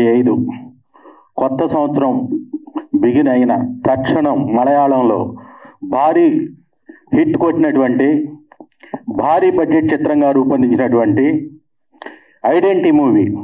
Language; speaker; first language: Telugu; native; Telugu